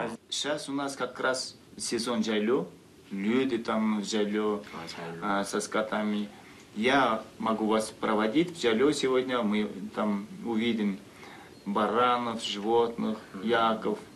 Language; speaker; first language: Russian; non-native, local second language; Kyrgyz